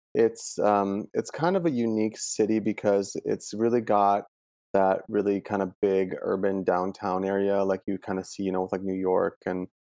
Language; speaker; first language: English; early bilingual, other home language; Italian